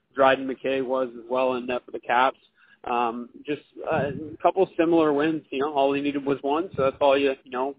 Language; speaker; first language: English; native; English